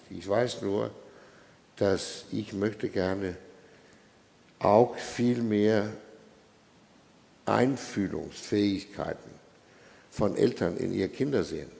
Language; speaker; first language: German; non-native, fluent; Danish